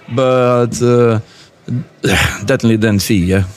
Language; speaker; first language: English; non-native, fluent; Lithuanian